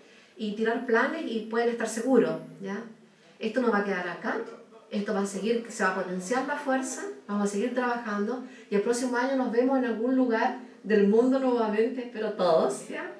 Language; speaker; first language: Spanish; native; Spanish